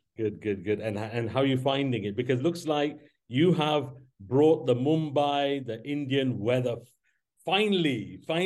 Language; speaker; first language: English; native; English